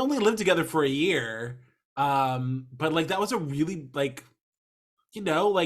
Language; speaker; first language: English; native; English